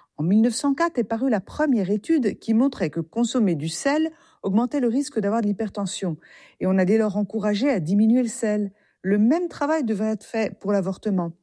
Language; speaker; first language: French; native; French